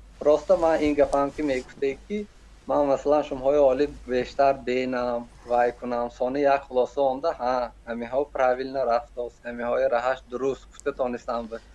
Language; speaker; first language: Tajik; non-native, local second language; Uzbek